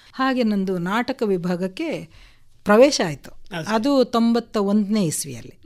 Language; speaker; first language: Kannada; non-native, local second language; Konkani